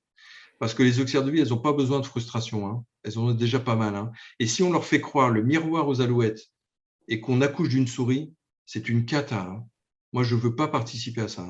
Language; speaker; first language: French; native; French